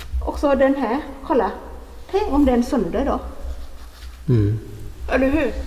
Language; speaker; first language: Swedish; non-native, learner; Thai